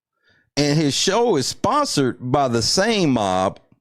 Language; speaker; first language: English; native; English